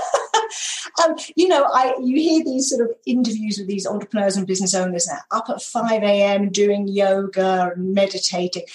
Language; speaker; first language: English; native; English